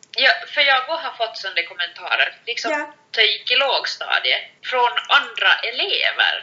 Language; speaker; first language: Swedish; native; Swedish